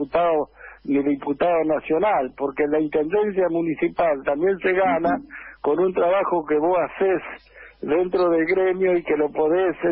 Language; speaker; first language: Spanish; native; Spanish